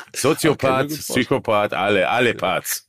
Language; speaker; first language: German; non-native, fluent; Croatian